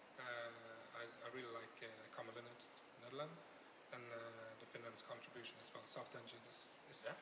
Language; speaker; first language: English; non-native, fluent; Norwegian